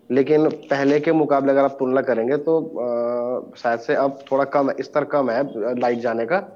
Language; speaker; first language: Hindi; native; Hindi